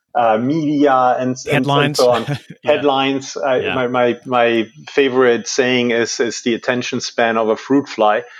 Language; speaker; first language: English; non-native, fluent; German